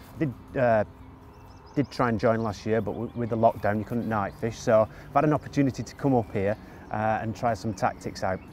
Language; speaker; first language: English; native; English